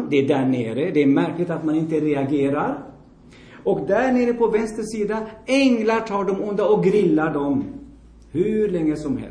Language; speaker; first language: Swedish; non-native, fluent; Armenian